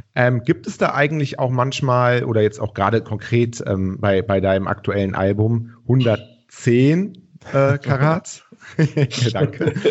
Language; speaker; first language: German; native; German